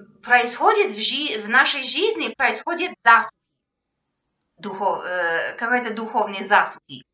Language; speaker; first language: Russian; non-native, fluent; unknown